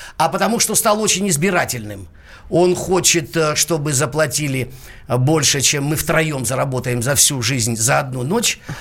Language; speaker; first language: Russian; non-native, local second language; Georgian